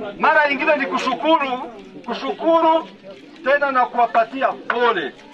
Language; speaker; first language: Swahili; non-native, local second language; Kinyarwanda